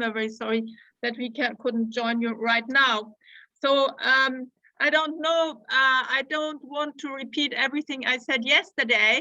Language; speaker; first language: English; non-native, fluent; German